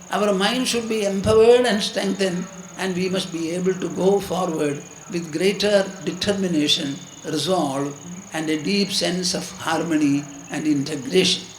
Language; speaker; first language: English; non-native, local second language; Malayalam